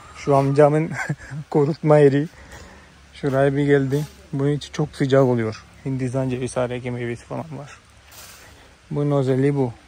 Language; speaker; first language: Turkish; non-native, fluent; Malayalam